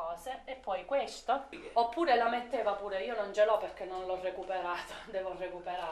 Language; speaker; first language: Italian; native; Italian